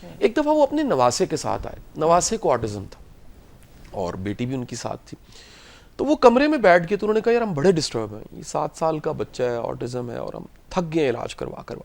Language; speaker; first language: Urdu; non-native, local second language; Punjabi